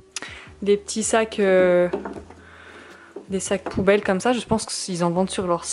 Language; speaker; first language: French; native; French